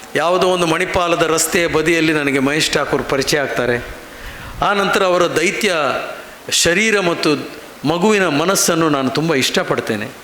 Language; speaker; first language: Kannada; non-native, local second language; Konkani